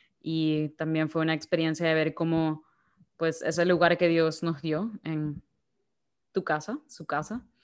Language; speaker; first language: Spanish; native; Spanish